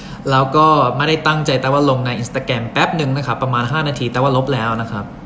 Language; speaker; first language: Thai; early bilingual, other home language; English